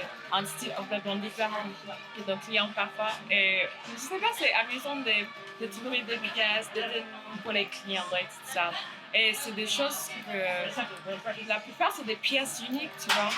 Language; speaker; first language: French; early bilingual, heritage; French